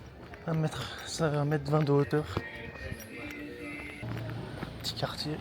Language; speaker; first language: French; native; French